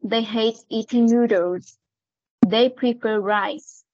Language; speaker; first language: English; non-native, fluent; Vietnamese